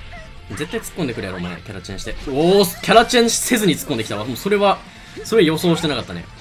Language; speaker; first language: Japanese; native; Japanese